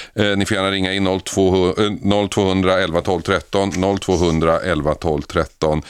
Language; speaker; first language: Swedish; native; Swedish